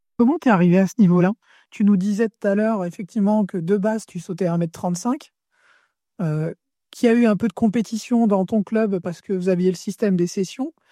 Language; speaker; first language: French; native; French